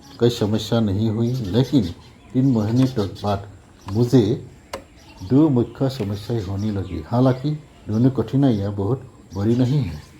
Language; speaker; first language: Hindi; non-native, local second language; Assamese